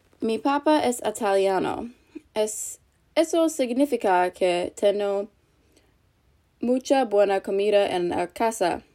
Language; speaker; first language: Spanish; non-native, learner; English